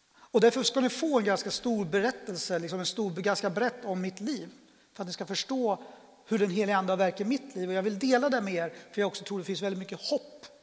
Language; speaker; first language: Swedish; native; Swedish